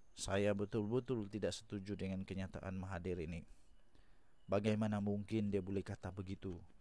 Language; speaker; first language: Malay; non-native, local second language; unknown